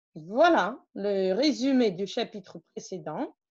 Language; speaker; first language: French; non-native, fluent; Russian